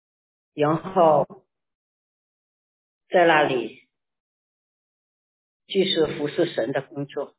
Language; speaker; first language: Chinese; native; Chinese